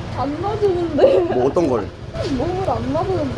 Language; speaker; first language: Korean; native; Korean